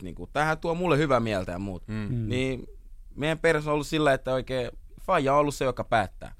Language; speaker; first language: Finnish; early bilingual, other home language; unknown